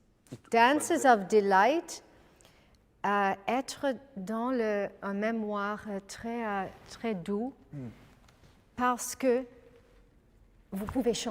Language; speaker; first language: French; non-native, fluent; English